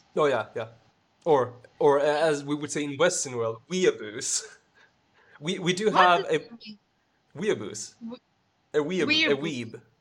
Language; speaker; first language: English; non-native, fluent; Swedish